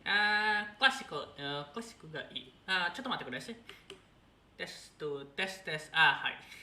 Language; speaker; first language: Japanese; non-native, learner; Indonesian